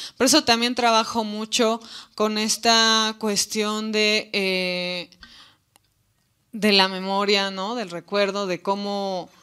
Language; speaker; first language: Spanish; native; Spanish